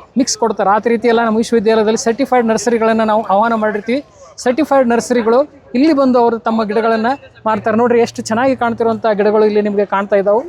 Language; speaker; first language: Kannada; native; Kannada